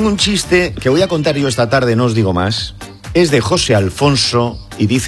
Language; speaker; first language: Spanish; native; Spanish